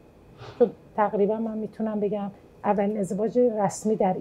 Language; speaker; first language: Persian; native; Persian